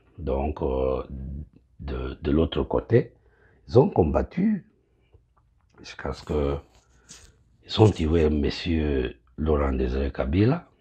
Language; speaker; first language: French; non-native, local second language; Kinyarwanda